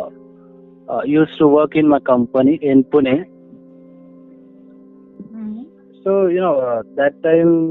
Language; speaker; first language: English; non-native, local second language; Marathi